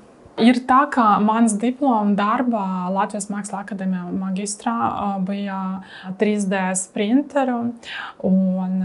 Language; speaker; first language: Latvian; non-native, learner; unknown